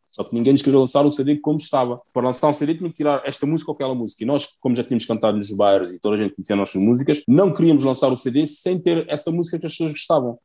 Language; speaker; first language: Portuguese; early bilingual, other home language; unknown